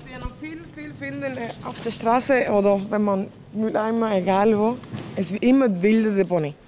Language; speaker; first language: German; non-native, fluent; Spanish